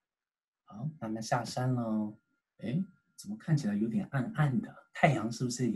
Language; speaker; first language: Chinese; native; Chinese